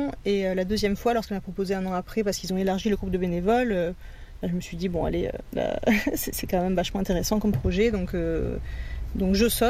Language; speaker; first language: French; native; French